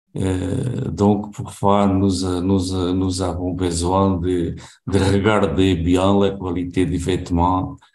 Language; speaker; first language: French; non-native, learner; Portuguese